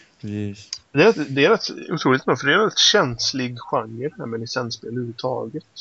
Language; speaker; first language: Swedish; native; Swedish